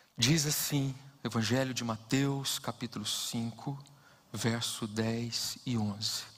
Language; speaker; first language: Portuguese; native; Portuguese